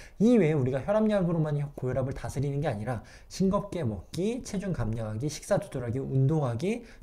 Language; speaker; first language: Korean; native; Korean